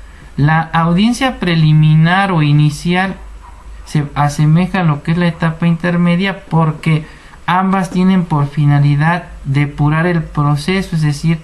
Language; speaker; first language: Spanish; native; Spanish